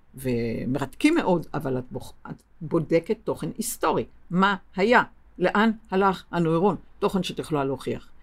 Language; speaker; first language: Hebrew; native; Hebrew